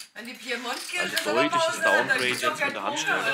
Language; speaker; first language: German; native; German